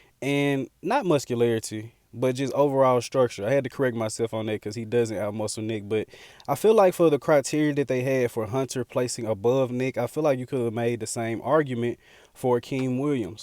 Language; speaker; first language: English; native; English